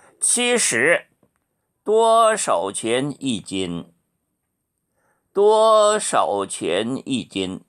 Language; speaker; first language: Chinese; non-native, fluent; Korean